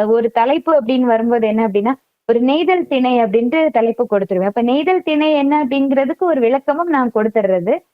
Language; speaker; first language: Tamil; non-native, local second language; Malayalam